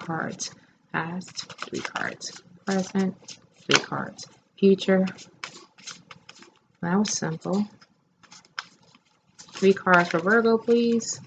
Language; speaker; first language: English; native; English